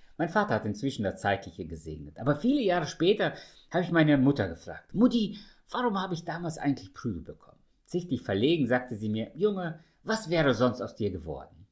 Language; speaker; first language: German; early bilingual, other home language; Russian